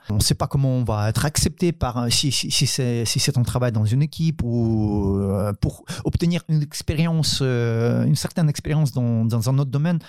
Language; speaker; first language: French; non-native, fluent; Ukrainian